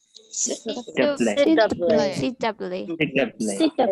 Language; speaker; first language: French; non-native, learner; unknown